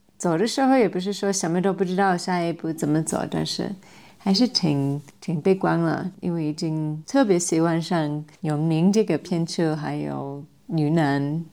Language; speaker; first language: Chinese; non-native, fluent; English